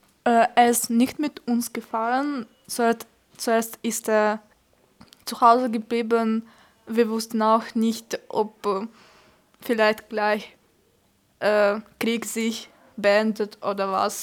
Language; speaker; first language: German; non-native, learner; Ukrainian